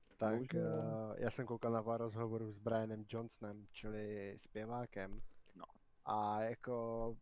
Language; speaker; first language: Czech; native; Czech